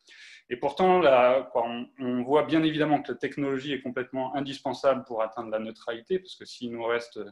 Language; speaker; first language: French; native; French